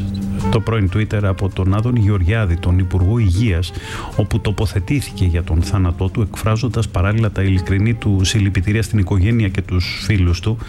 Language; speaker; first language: Greek; native; Greek